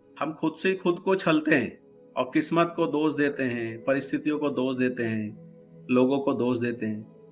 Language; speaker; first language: Hindi; non-native, local second language; Marathi